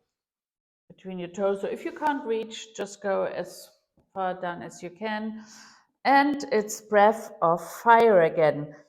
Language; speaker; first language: English; non-native, fluent; German